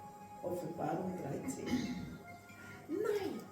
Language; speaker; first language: German; non-native, fluent; Portuguese